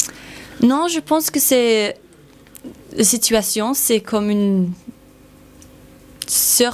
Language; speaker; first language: French; non-native, learner; English